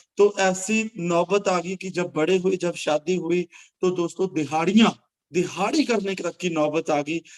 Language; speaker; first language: Hindi; non-native, local second language; Punjabi